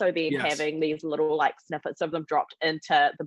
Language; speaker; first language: English; native; English